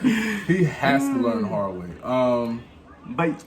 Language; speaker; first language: English; native; English